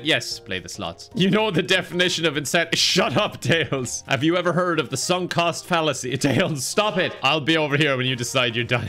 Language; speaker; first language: English; native; English